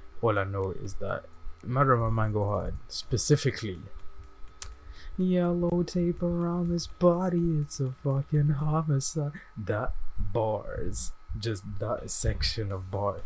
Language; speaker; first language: English; native; English